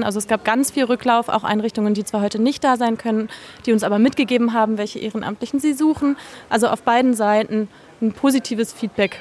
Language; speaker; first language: German; native; German